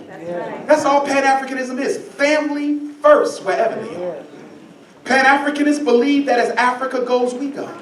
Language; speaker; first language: English; native; English